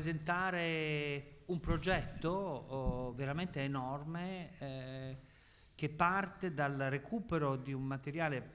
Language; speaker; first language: Italian; native; Italian